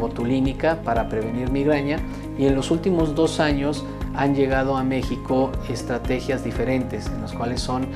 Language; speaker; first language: Spanish; native; Spanish